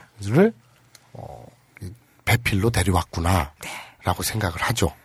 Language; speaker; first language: Korean; native; Korean